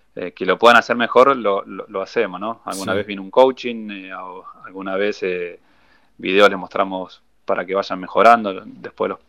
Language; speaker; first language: Spanish; native; Spanish